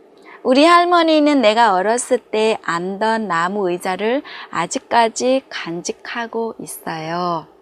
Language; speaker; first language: Korean; non-native, fluent; Vietnamese